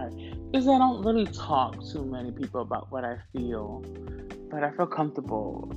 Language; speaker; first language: English; native; English